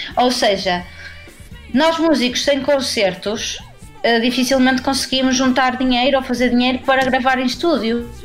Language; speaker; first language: Portuguese; native; Portuguese